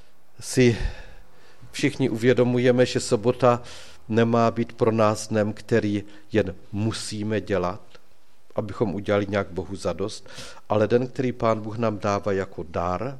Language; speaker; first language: Czech; native; Czech